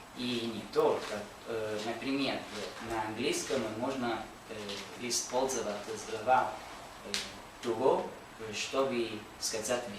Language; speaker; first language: Russian; non-native, learner; Italian